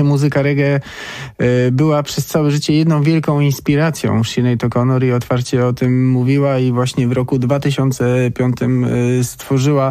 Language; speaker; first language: Polish; native; Polish